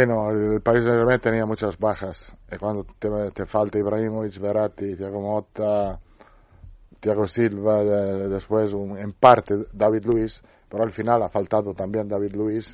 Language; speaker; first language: Spanish; non-native, fluent; Italian